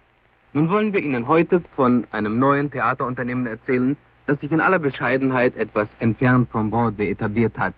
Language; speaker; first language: German; native; German